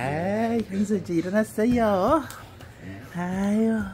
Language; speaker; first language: Korean; native; Korean